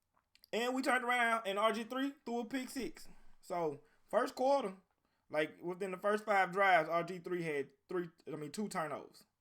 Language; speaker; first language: English; native; English